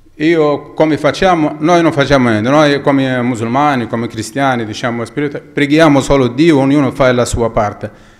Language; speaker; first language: Italian; non-native, fluent; Arabic